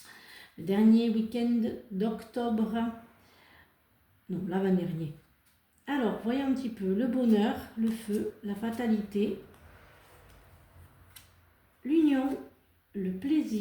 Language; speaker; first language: French; native; French